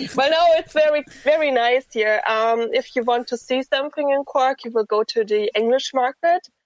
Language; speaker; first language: English; non-native, fluent; German